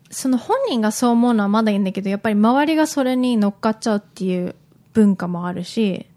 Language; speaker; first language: Japanese; native; Japanese